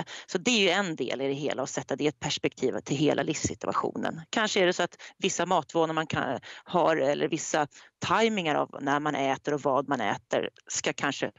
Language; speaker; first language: Swedish; native; Swedish